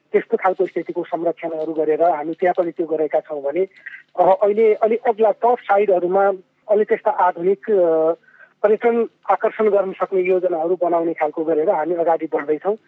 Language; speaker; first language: Nepali; native; Nepali